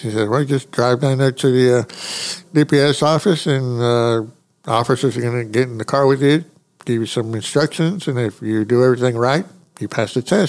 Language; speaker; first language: English; early bilingual, other home language; Spanish